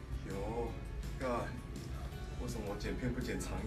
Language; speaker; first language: Chinese; native; Chinese